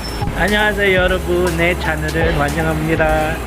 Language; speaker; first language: Korean; non-native, learner; Cebuano